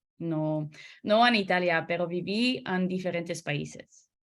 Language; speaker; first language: Spanish; non-native, learner; Dutch